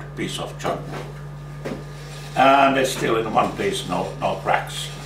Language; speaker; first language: English; non-native, fluent; Finnish